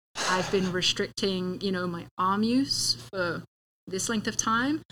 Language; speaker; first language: English; native; English